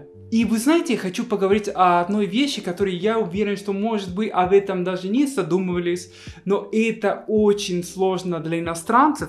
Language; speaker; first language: Russian; non-native, fluent; Spanish